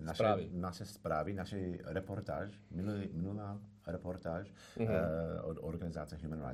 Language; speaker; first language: Czech; non-native, fluent; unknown